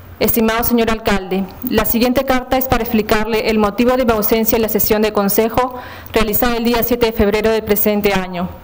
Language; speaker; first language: Spanish; native; Spanish